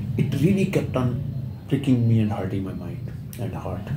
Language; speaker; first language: English; non-native, local second language; Punjabi